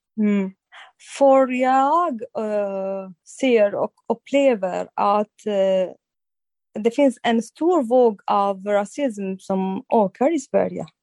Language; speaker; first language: Swedish; non-native, fluent; Arabic